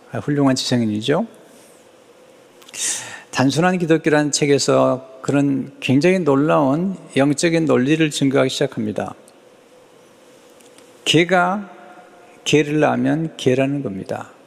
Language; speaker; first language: Korean; native; Korean